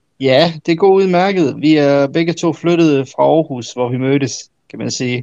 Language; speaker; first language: Danish; early bilingual, other home language; Bosnian